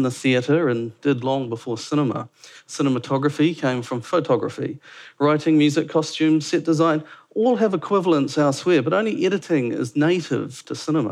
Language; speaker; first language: English; native; English